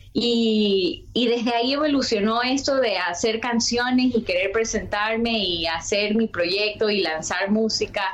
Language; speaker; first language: Spanish; early bilingual, heritage; Spanish